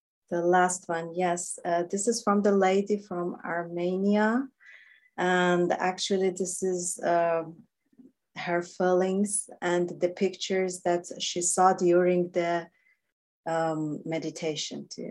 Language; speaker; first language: English; non-native, fluent; Persian